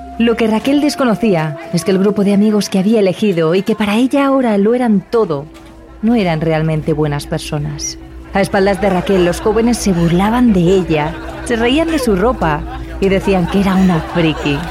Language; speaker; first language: Spanish; native; Spanish